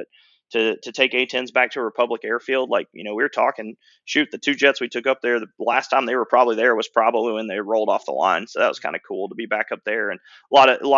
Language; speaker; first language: English; native; English